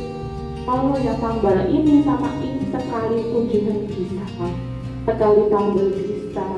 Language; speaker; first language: Indonesian; non-native, local second language; Javanese